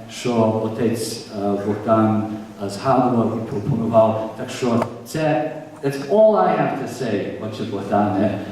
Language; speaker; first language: Ukrainian; early bilingual, heritage; Ukrainian